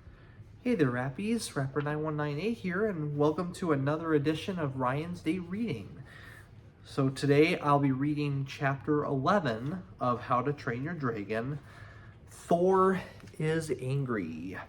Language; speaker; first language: English; native; English